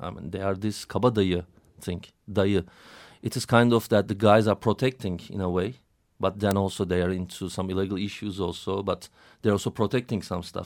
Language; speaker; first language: English; non-native, fluent; Turkish